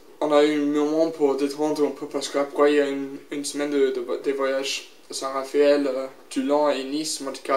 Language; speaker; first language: French; non-native, learner; English